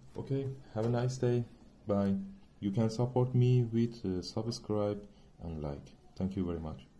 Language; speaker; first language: English; non-native, learner; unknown